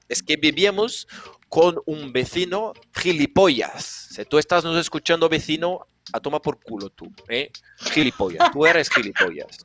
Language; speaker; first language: Spanish; non-native, fluent; Portuguese